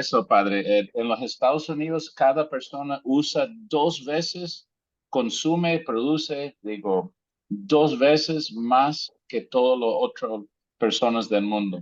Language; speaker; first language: Spanish; native; Spanish